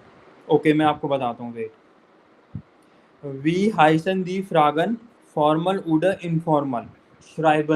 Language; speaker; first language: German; non-native, fluent; Hindi